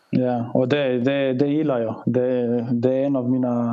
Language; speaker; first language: Swedish; early bilingual, other home language; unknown